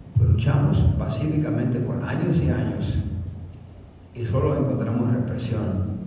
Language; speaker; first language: Spanish; early bilingual, other home language; English